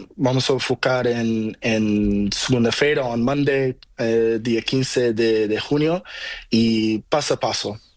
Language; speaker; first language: Spanish; non-native, learner; Portuguese